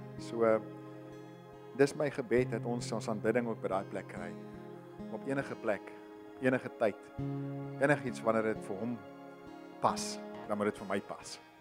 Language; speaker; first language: Afrikaans; native; Afrikaans